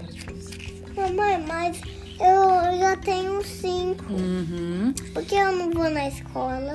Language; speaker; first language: Portuguese; early bilingual, heritage; Portuguese